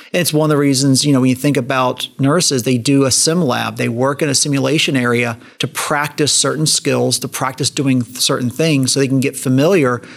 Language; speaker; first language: English; native; English